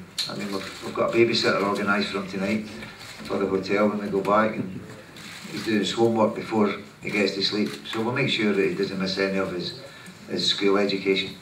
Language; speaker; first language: English; native; English